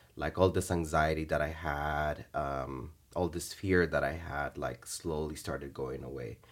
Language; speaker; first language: English; early bilingual, other home language; Spanish